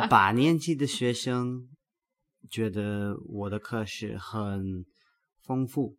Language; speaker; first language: Chinese; non-native, learner; English